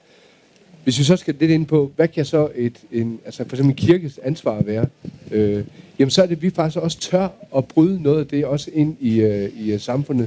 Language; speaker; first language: Danish; native; Danish